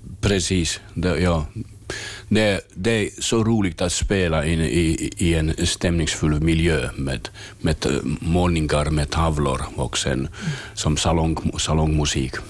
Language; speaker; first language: Swedish; non-native, learner; Finnish